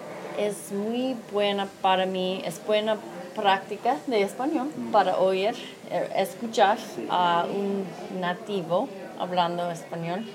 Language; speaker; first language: Spanish; non-native, learner; English